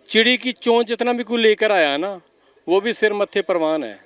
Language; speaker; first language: Hindi; non-native, local second language; Punjabi